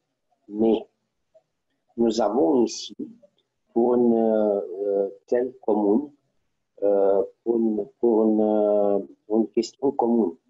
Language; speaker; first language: French; non-native, learner; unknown